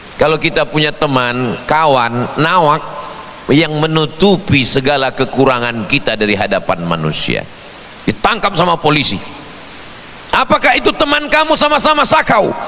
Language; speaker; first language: Indonesian; native; Indonesian